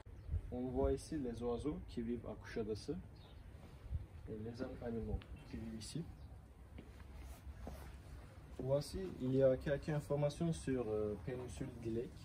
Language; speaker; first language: French; non-native, learner; Turkish